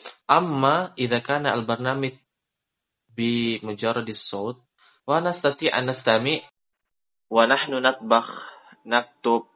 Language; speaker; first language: Arabic; non-native, learner; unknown